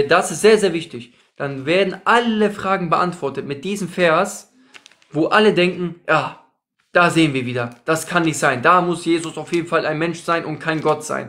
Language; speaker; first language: German; native; German